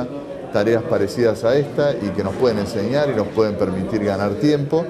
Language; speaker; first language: Spanish; native; Spanish